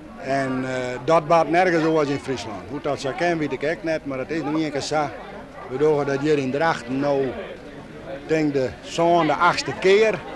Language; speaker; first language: Dutch; non-native, local second language; Western Frisian